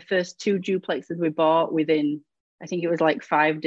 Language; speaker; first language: English; native; English